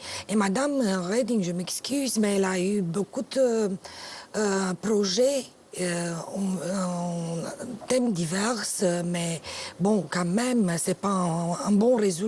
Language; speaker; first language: French; non-native, fluent; Romanian